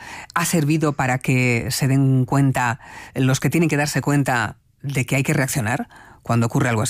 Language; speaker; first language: Spanish; native; Spanish